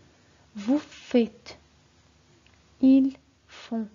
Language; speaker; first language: French; non-native, fluent; Arabic